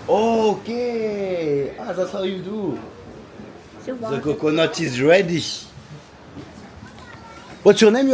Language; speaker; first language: English; non-native, learner; French